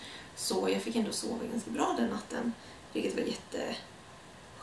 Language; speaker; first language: Swedish; native; Swedish